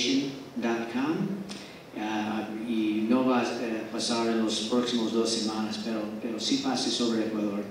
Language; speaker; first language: Spanish; non-native, fluent; English